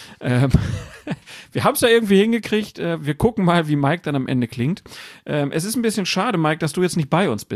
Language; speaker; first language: German; native; German